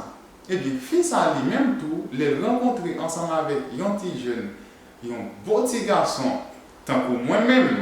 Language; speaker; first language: French; non-native, learner; Haitian Creole